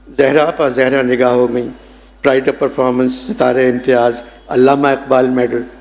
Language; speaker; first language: Urdu; native; Urdu